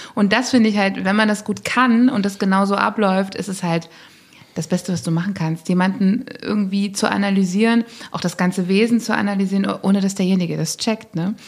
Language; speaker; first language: German; native; German